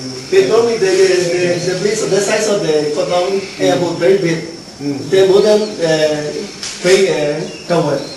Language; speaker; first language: English; non-native, learner; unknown